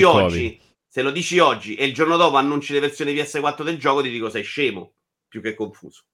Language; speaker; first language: Italian; native; Italian